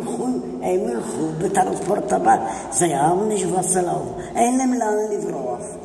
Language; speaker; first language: Hebrew; non-native, fluent; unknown